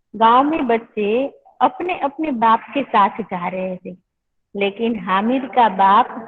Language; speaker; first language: Hindi; non-native, local second language; Gujarati